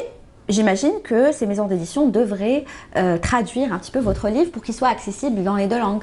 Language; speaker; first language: French; non-native, local second language; Arabic